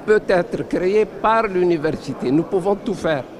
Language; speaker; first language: French; non-native, local second language; Arabic